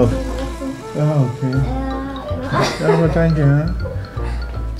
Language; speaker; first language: German; non-native, fluent; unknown